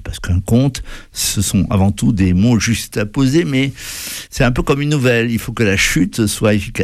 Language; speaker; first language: French; native; French